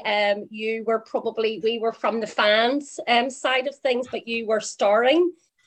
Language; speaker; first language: English; native; English